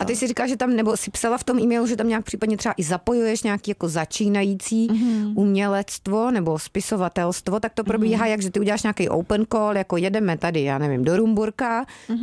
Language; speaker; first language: Czech; native; Czech